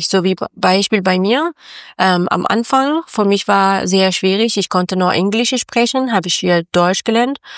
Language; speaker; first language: German; non-native, learner; Persian